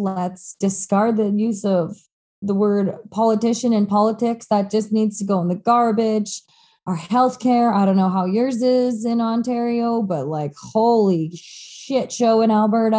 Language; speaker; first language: English; native; English